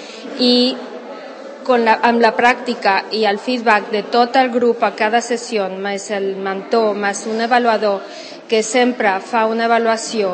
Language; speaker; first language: Catalan; non-native, local second language; Spanish